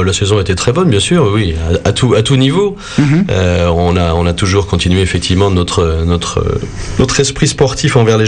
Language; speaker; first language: French; native; French